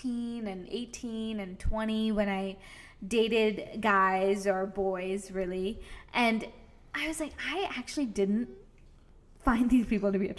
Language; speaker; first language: English; native; English